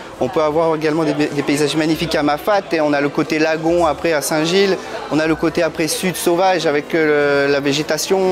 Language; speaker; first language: French; native; French